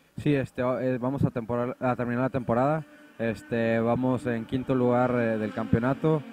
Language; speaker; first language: Spanish; native; Spanish